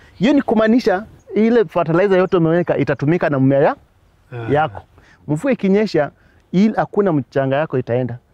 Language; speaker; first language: Swahili; non-native, local second language; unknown